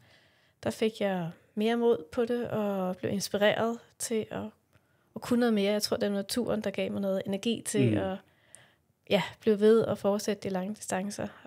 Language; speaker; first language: Danish; native; Danish